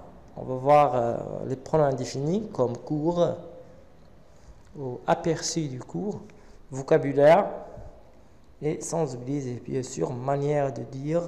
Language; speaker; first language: French; non-native, local second language; Arabic